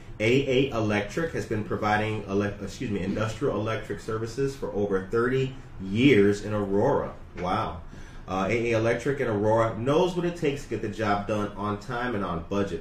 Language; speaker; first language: English; native; English